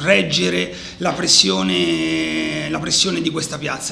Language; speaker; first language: Italian; native; Italian